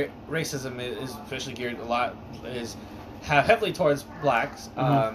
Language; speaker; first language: English; native; English